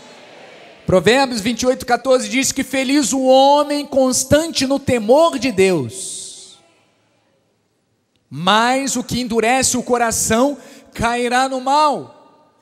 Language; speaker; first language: Portuguese; native; Portuguese